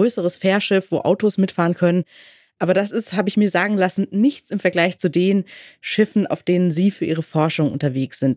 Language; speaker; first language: German; native; German